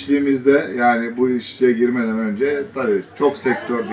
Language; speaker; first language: Turkish; native; Turkish